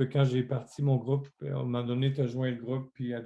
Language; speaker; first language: French; native; French